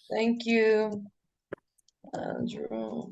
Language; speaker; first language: English; non-native, learner; Spanish